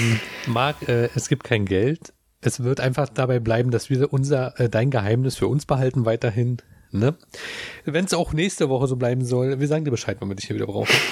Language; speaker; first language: German; native; German